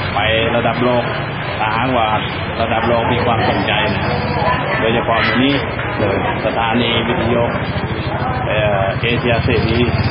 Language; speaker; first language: Thai; non-native, local second language; Lao